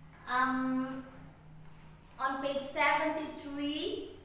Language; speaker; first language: English; non-native, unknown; Indonesian